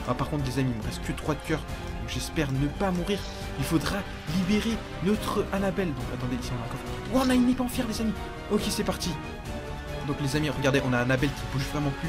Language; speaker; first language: French; native; French